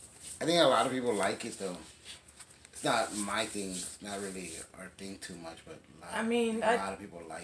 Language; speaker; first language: English; native; English